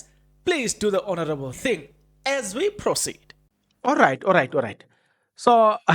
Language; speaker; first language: English; non-native, local second language; Zulu